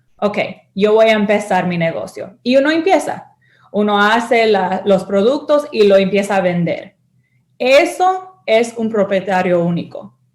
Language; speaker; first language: Spanish; early bilingual, heritage; Spanish